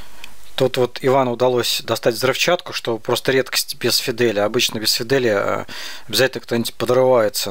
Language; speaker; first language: Russian; native; Russian